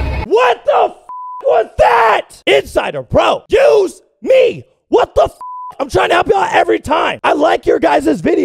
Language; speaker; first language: English; native; English